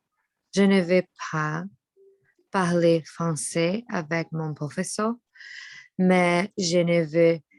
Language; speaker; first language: French; non-native, learner; Portuguese